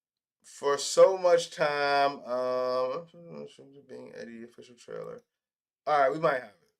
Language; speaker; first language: English; native; English